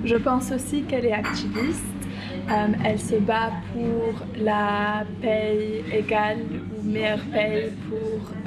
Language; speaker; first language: French; non-native, fluent; English